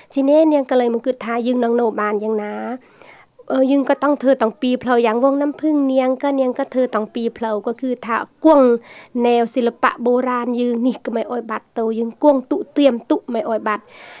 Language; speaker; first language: Khmer; native; Khmer